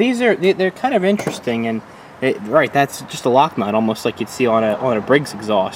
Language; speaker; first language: English; native; English